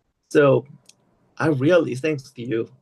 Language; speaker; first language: English; non-native, learner; Korean